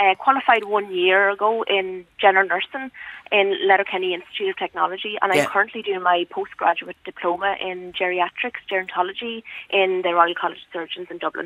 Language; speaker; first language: English; native; English